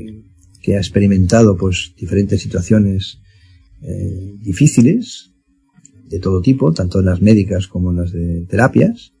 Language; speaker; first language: Spanish; native; Spanish